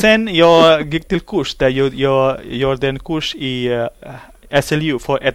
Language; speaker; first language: Swedish; non-native, learner; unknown